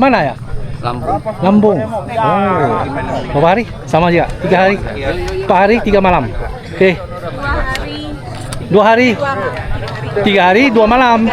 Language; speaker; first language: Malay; non-native, local second language; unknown